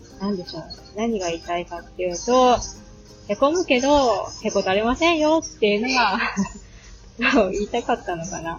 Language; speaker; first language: Japanese; native; Japanese